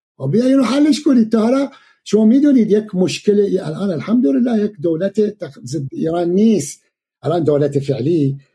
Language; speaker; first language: Persian; non-native, fluent; Arabic